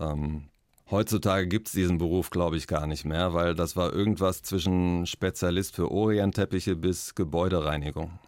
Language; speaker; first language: German; native; German